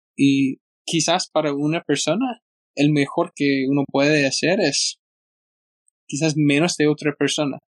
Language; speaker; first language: Spanish; non-native, fluent; English